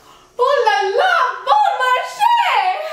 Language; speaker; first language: French; non-native, learner; English